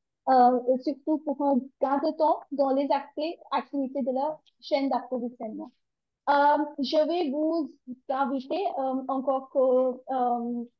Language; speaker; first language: French; non-native, learner; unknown